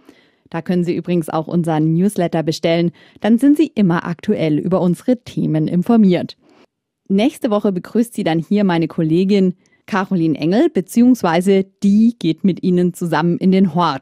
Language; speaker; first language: German; native; German